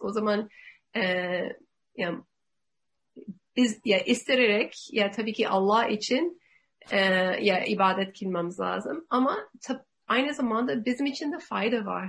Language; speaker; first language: Turkish; non-native, learner; English